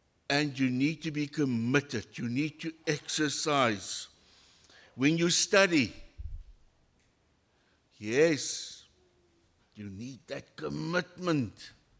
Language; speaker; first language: English; non-native, local second language; Afrikaans